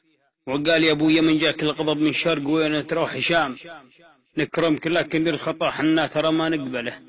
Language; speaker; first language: Arabic; native; Arabic